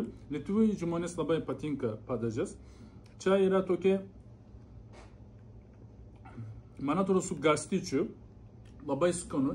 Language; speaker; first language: Lithuanian; non-native, learner; Turkish